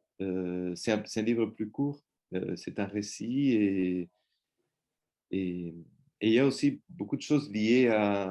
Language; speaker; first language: French; non-native, fluent; Spanish